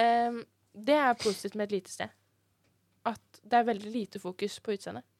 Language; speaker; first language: Norwegian; native; Norwegian